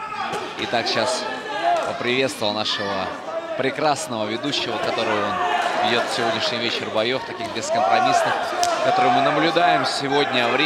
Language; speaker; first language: Russian; native; Russian